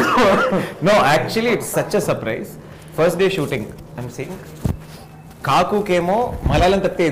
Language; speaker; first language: Telugu; native; Telugu